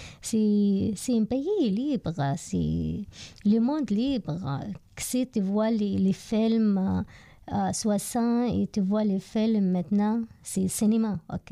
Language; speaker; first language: French; non-native, learner; Arabic